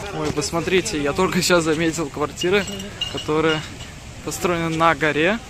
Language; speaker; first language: Russian; early bilingual, heritage; Russian